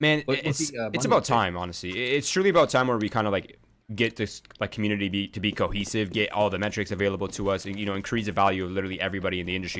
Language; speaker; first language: English; native; English